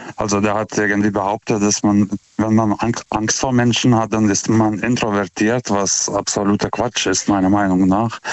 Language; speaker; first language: German; non-native, fluent; Lithuanian